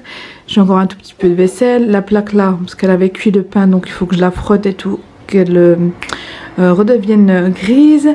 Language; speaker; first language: French; native; French